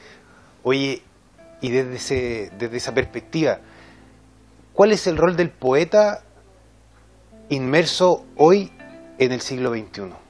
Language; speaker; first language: Spanish; native; Spanish